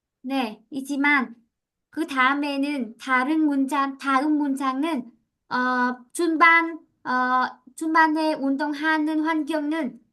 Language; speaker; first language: Korean; non-native, learner; Vietnamese